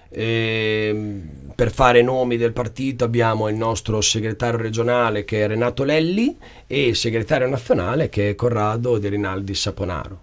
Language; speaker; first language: Italian; native; Italian